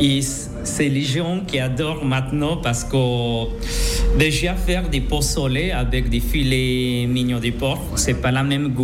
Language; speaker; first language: French; non-native, learner; Spanish